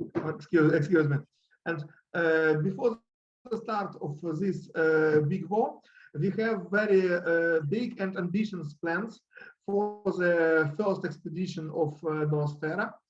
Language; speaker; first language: English; non-native, learner; Russian